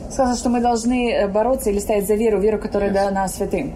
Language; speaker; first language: Russian; native; Russian